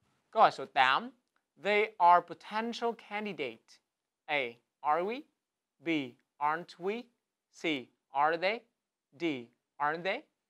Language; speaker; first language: English; non-native, fluent; Vietnamese